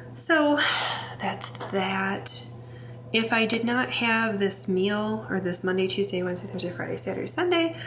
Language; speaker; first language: English; native; English